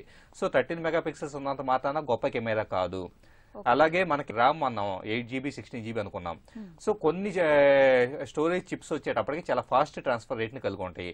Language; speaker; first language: Telugu; native; Telugu